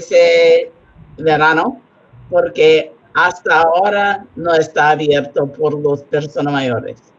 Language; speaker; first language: Spanish; non-native, learner; English